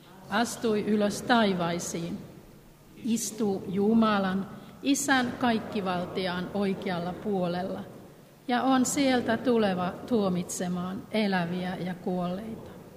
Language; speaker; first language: Finnish; native; Finnish